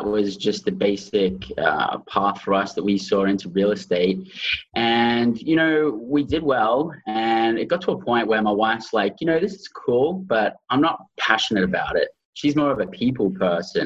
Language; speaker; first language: English; native; English